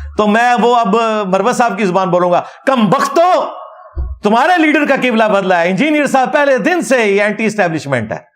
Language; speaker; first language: Urdu; non-native, local second language; Punjabi